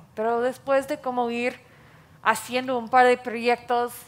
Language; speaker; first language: Spanish; non-native, fluent; English